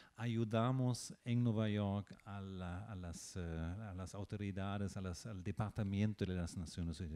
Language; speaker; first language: Spanish; non-native, fluent; German